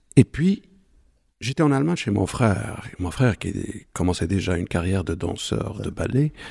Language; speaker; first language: French; non-native, local second language; Arabic